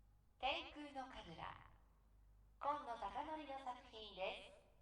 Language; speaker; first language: Japanese; native; Japanese